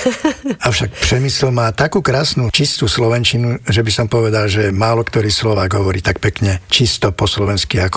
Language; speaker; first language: Slovak; native; Slovak